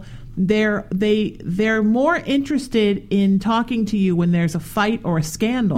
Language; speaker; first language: English; native; English